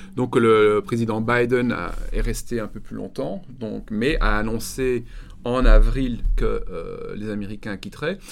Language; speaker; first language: French; native; French